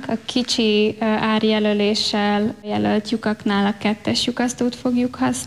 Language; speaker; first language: Hungarian; native; Hungarian